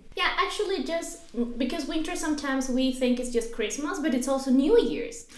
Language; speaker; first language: English; non-native, fluent; Spanish